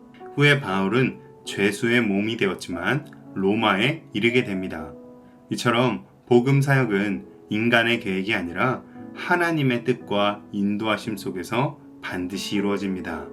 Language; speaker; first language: Korean; native; Korean